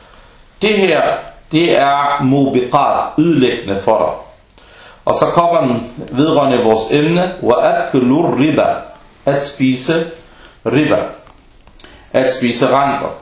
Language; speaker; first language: Danish; non-native, fluent; Arabic